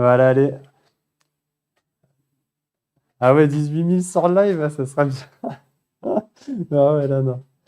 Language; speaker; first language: French; native; French